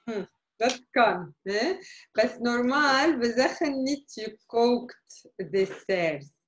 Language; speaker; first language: Dutch; non-native, fluent; Arabic